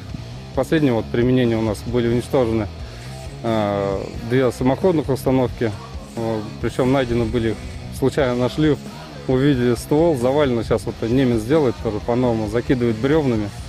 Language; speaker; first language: Russian; native; Russian